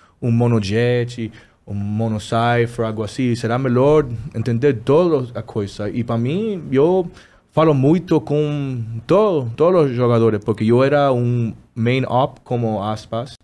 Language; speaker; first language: Portuguese; non-native, learner; Spanish